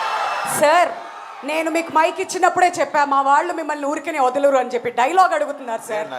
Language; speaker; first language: Telugu; native; Telugu